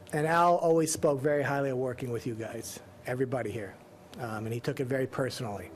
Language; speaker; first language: English; native; English